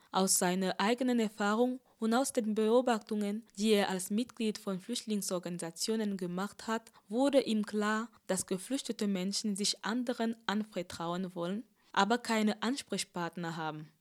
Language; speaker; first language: German; native; German